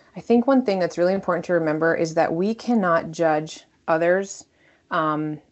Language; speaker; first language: English; native; English